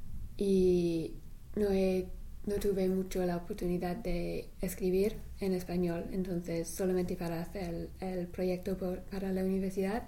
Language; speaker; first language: Spanish; non-native, fluent; English